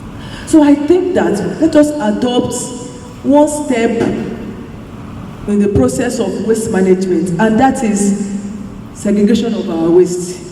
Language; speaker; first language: English; non-native, local second language; Yoruba